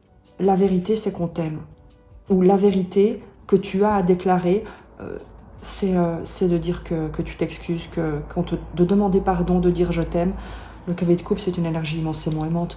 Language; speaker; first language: French; native; French